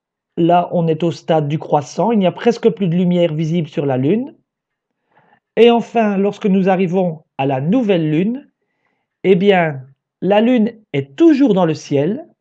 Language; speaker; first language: French; native; French